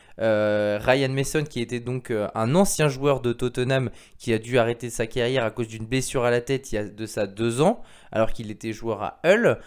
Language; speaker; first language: French; native; French